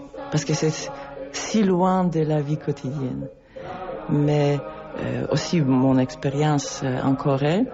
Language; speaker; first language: French; non-native, fluent; Polish